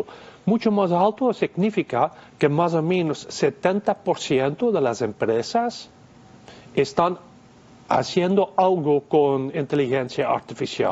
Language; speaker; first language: Spanish; non-native, fluent; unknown